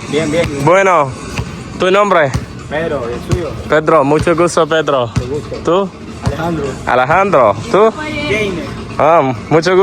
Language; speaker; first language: Spanish; non-native, learner; Malayalam